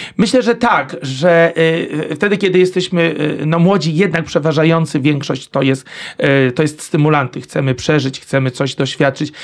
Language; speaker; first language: Polish; native; Polish